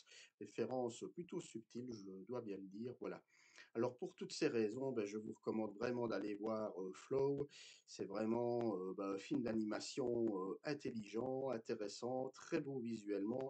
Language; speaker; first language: French; native; French